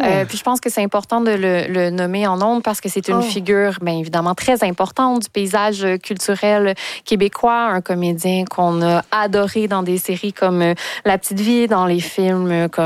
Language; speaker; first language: French; native; French